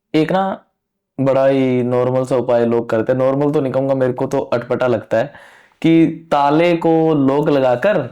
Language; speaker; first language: Hindi; non-native, local second language; Punjabi